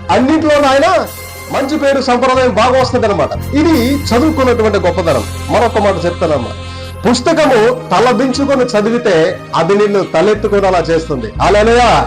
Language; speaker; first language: Telugu; non-native, local second language; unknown